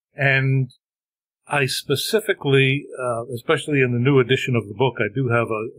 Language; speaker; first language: English; native; English